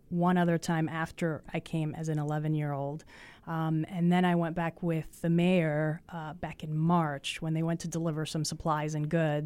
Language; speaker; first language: English; early bilingual, other home language; Spanish